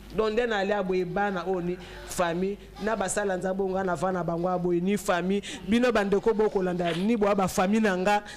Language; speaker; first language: Lingala; non-native, local second language; Luba-Lulua